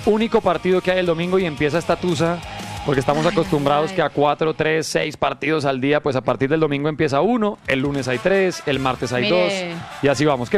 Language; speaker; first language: Spanish; native; Spanish